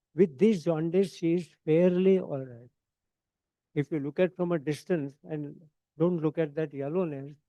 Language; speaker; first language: English; non-native, local second language; Marathi